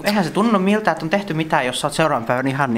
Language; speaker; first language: Finnish; native; Finnish